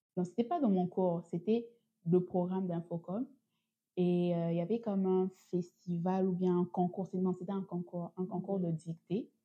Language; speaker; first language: French; non-native, local second language; Lingala